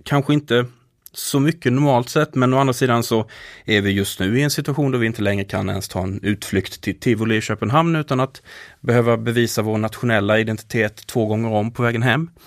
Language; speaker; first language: Swedish; native; Swedish